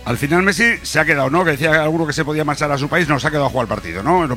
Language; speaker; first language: Spanish; native; Spanish